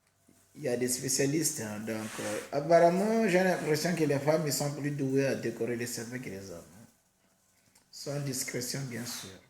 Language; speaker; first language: French; native; French